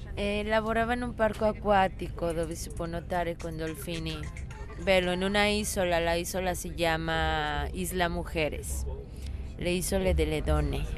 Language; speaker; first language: Italian; non-native, learner; Spanish